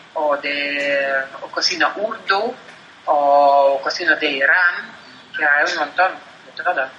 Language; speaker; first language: Spanish; non-native, fluent; Russian